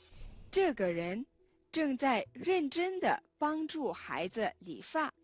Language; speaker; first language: Chinese; non-native, fluent; Mongolian